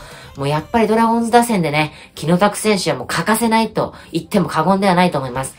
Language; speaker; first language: Japanese; native; Japanese